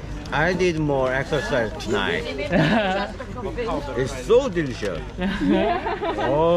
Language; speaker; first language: English; non-native, learner; Korean